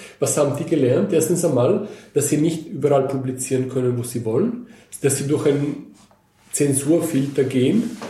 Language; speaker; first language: German; native; German